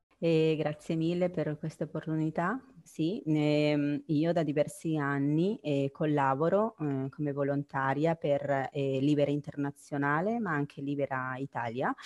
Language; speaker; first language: Italian; non-native, fluent; Spanish